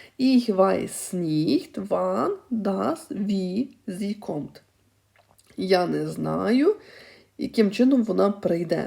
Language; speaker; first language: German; non-native, fluent; Ukrainian